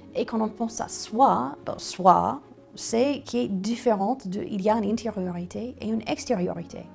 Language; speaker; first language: French; non-native, fluent; English